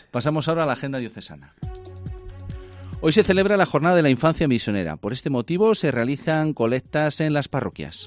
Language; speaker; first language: Spanish; native; Spanish